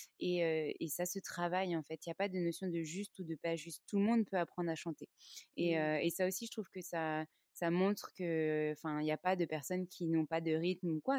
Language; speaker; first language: French; native; French